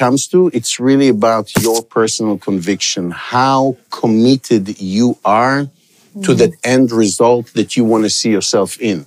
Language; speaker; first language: English; non-native, local second language; Hebrew